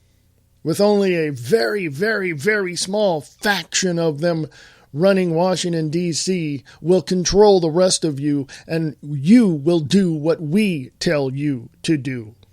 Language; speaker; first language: English; native; English